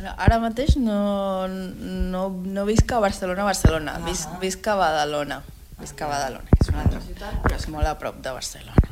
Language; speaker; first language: Catalan; non-native, fluent; Spanish